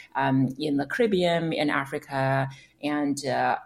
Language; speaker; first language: English; non-native, fluent; Chinese